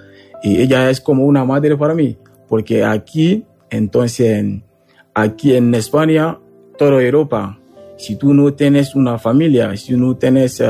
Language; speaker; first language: Spanish; non-native, learner; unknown